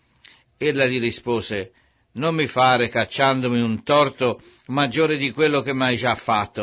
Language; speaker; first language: Italian; native; Italian